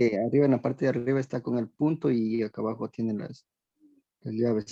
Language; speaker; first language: Spanish; native; Spanish